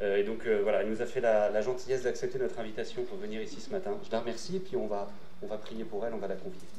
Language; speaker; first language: French; native; French